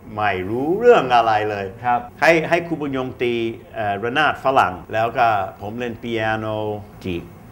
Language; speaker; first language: Thai; non-native, fluent; English